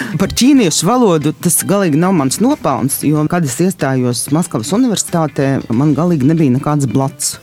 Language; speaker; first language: Latvian; non-native, local second language; Russian